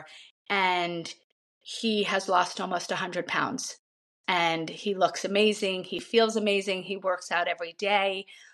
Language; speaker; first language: English; native; English